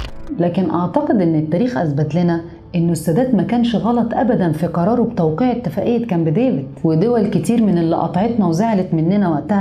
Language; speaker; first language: Arabic; native; Arabic